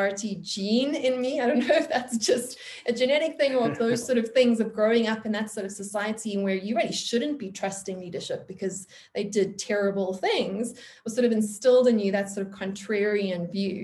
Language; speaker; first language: English; native; English